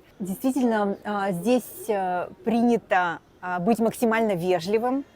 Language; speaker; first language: Russian; native; Russian